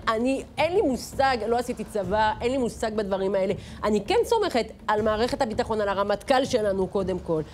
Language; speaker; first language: Hebrew; non-native, fluent; French